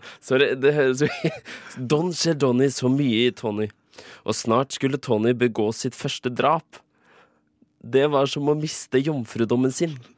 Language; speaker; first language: Norwegian; native; Norwegian